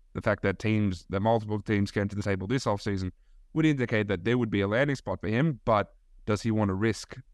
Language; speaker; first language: English; early bilingual, other home language; Turkish